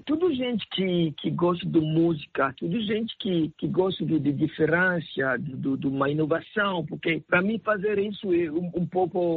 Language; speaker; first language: Portuguese; non-native, learner; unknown